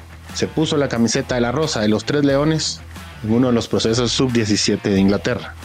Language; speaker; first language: Spanish; native; Spanish